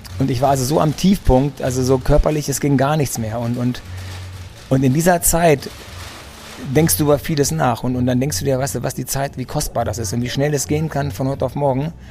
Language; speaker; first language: German; early bilingual, other home language; Greek